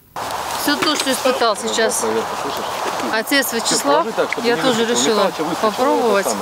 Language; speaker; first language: Russian; native; Russian